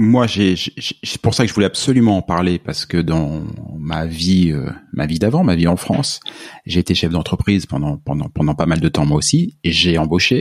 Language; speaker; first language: French; native; French